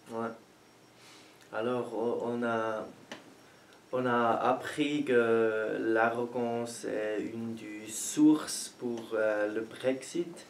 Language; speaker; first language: French; non-native, learner; German